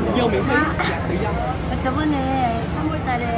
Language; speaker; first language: Korean; non-native, learner; Vietnamese